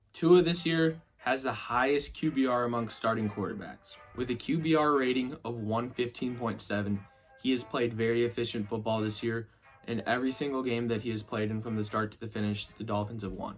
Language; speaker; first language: English; native; English